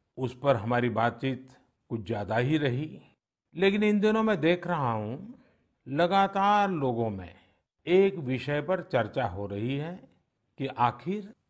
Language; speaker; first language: Hindi; non-native, local second language; Gujarati